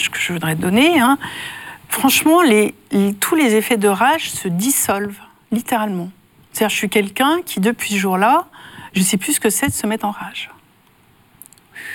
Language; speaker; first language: French; native; French